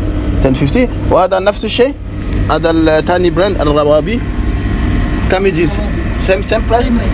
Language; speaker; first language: Arabic; non-native, learner; French